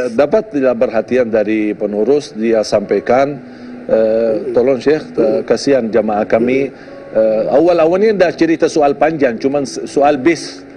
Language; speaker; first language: Malay; non-native, fluent; Arabic